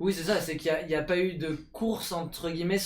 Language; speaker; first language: French; native; French